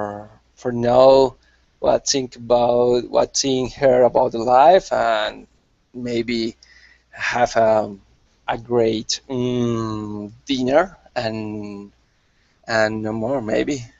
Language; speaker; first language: English; non-native, learner; Spanish